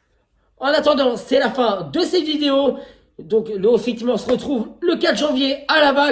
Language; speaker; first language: French; native; French